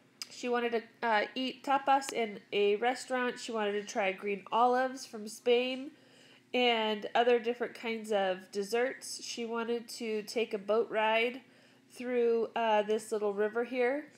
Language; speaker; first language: English; native; English